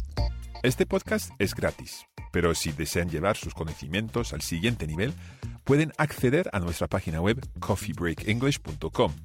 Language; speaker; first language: Spanish; non-native, fluent; English